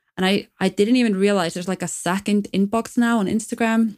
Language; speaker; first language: English; non-native, fluent; Icelandic